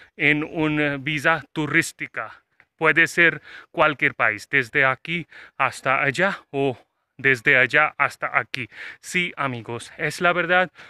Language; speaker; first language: Spanish; non-native, fluent; Hindi